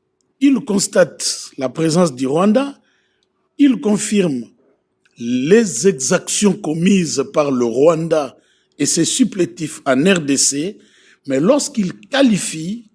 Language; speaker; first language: French; non-native, local second language; Lingala